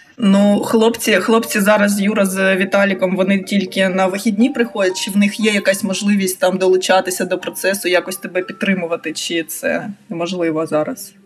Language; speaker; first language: Ukrainian; non-native, local second language; Russian